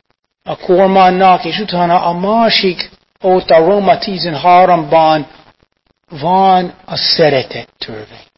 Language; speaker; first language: Hungarian; non-native, fluent; English